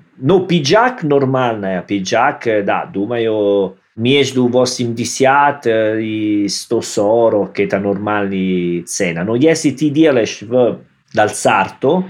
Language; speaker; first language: Russian; non-native, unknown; Italian